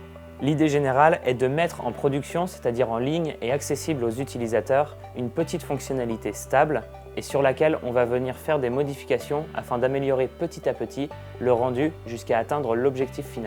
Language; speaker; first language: French; native; French